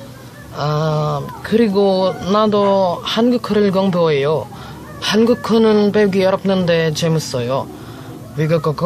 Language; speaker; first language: Korean; non-native, learner; Filipino